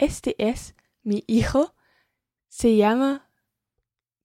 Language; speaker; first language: Spanish; non-native, learner; English